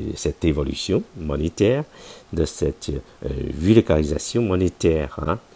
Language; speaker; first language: French; non-native, fluent; Chinese